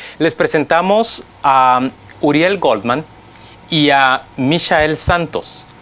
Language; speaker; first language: Spanish; native; Spanish